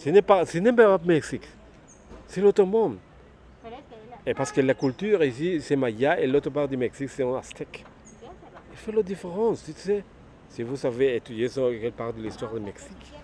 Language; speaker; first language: French; non-native, learner; Spanish